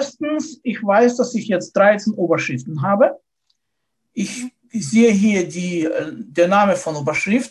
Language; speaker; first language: German; non-native, fluent; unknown